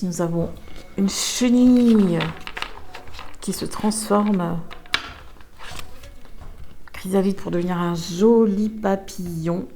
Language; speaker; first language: French; native; French